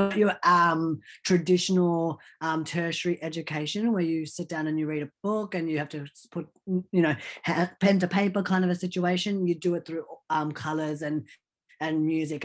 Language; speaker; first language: English; early bilingual, other home language; Hindi